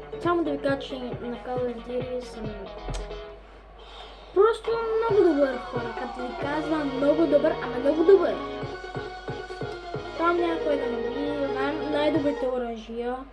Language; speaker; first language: Bulgarian; native; Bulgarian